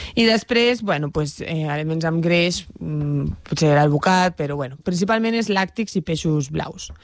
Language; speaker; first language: Catalan; non-native, local second language; Spanish